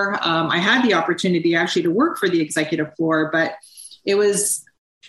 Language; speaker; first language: English; native; English